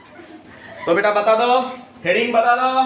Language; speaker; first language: Hindi; non-native, local second language; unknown